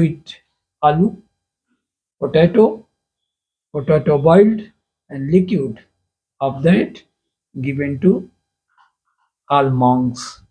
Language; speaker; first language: English; non-native, local second language; Hindi